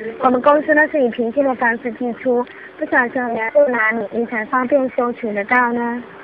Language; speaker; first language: Chinese; native; Chinese